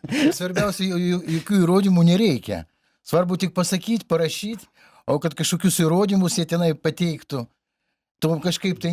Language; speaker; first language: Lithuanian; native; Lithuanian